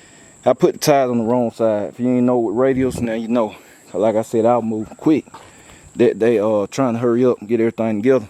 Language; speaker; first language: English; native; English